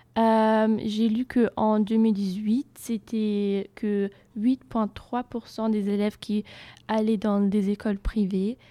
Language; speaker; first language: French; non-native, fluent; German